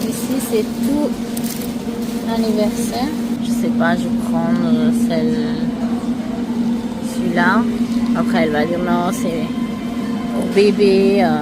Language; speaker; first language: French; non-native, learner; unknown